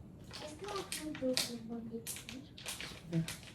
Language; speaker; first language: French; native; French